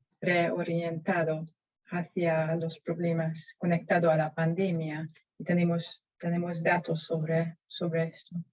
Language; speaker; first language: Spanish; non-native, fluent; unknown